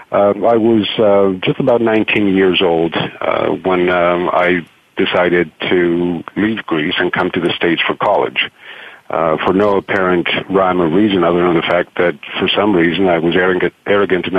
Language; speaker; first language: English; non-native, fluent; Greek